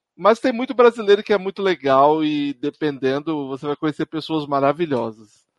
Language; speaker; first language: Portuguese; native; Portuguese